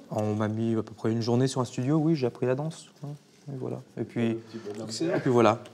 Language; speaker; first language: French; native; French